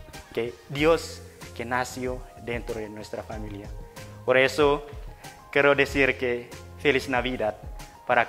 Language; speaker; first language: Spanish; non-native, fluent; Indonesian